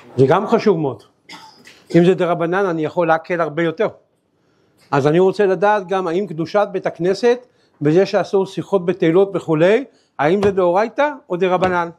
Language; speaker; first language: Hebrew; native; Hebrew